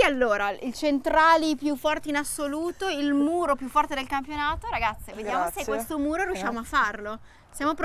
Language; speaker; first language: Italian; native; Italian